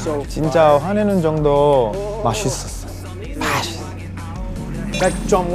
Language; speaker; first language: Korean; non-native, learner; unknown